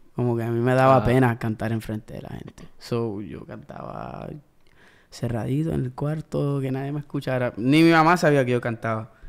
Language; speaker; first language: Spanish; early bilingual, heritage; Spanish